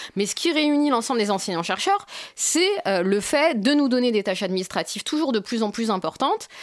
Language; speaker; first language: French; native; French